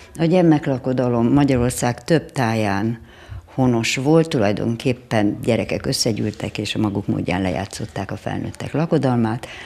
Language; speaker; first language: Hungarian; native; Hungarian